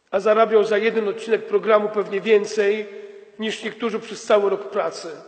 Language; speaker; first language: Polish; native; Polish